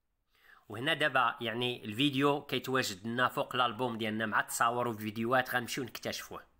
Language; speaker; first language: Arabic; native; Arabic